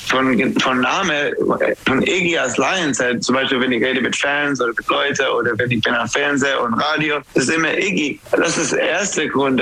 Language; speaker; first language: German; non-native, fluent; English